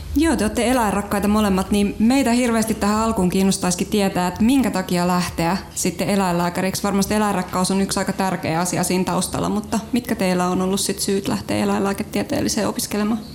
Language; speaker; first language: Finnish; native; Finnish